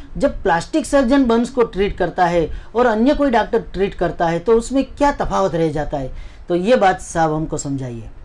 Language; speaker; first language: Hindi; non-native, local second language; Gujarati